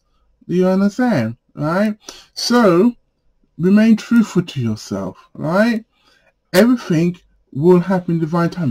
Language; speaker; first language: English; native; English